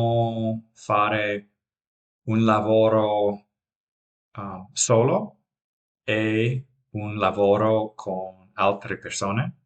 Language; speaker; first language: Italian; non-native, learner; English